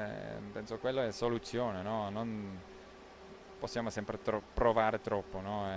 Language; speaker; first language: Italian; non-native, local second language; German